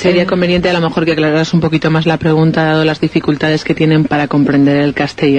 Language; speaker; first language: Spanish; native; Spanish